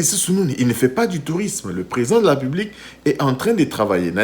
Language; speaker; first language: French; non-native, local second language; Lingala